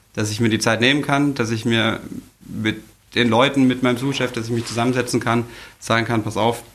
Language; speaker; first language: German; native; German